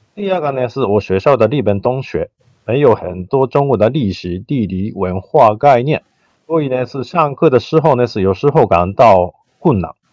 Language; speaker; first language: Chinese; non-native, fluent; Japanese